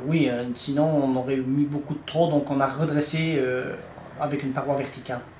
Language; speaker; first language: French; native; French